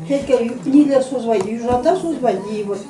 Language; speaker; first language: Russian; non-native, local second language; Kazakh